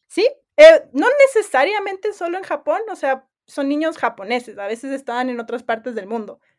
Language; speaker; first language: Spanish; native; Spanish